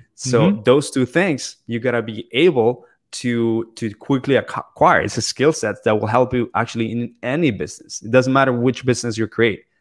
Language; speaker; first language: English; non-native, fluent; Spanish